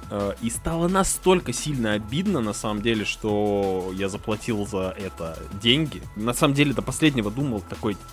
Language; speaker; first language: Russian; native; Russian